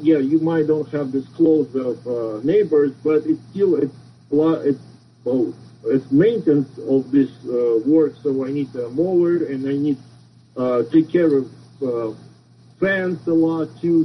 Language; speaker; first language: English; non-native, learner; Russian